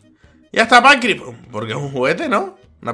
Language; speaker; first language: Spanish; native; Spanish